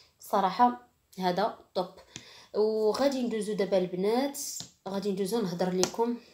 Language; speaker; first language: Arabic; native; Arabic